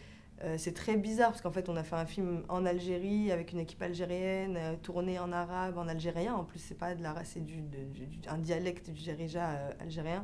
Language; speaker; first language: French; early bilingual, other home language; Arabic